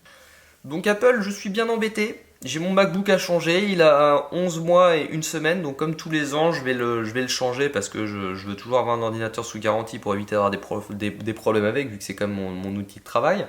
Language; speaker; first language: French; native; French